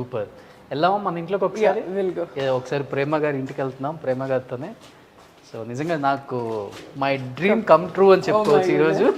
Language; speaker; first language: Telugu; native; Telugu